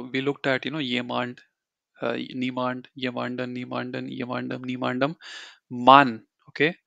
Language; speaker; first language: German; non-native, fluent; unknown